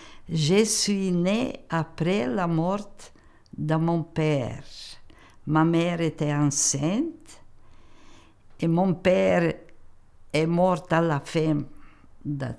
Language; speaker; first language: French; non-native, local second language; Macedonian